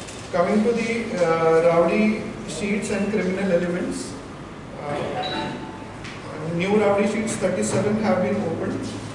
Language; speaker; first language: English; non-native, local second language; Marathi